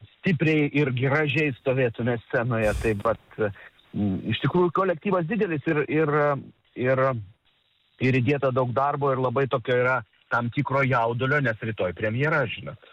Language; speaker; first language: Lithuanian; native; Lithuanian